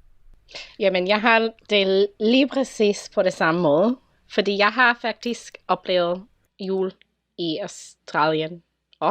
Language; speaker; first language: Danish; non-native, fluent; English